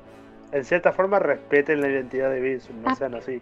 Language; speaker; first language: Spanish; native; Spanish